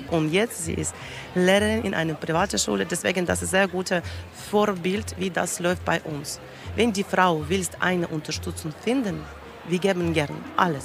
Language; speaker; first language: German; non-native, learner; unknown